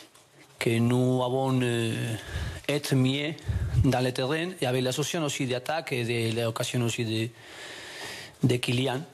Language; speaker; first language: French; non-native, learner; Spanish